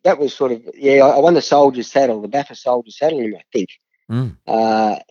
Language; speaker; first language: English; native; English